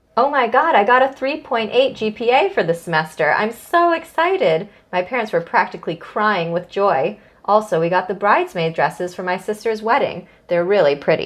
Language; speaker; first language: English; native; English